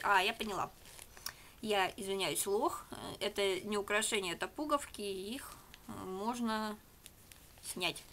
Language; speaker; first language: Russian; native; Russian